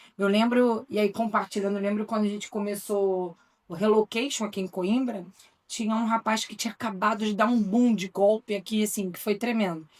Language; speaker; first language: Portuguese; native; Portuguese